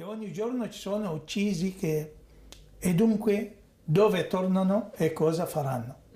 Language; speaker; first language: Italian; non-native, fluent; Arabic